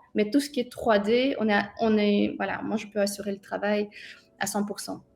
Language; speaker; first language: French; non-native, fluent; Russian